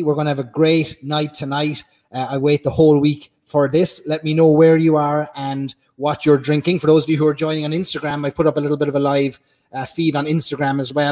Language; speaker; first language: English; native; English